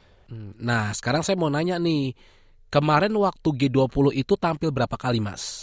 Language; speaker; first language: Indonesian; native; Indonesian